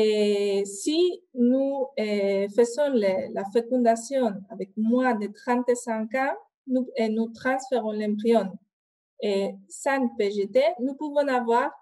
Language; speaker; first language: French; non-native, fluent; Spanish